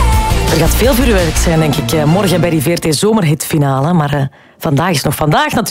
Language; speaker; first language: Dutch; native; Dutch